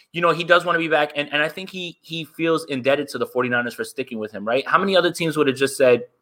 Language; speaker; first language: English; native; English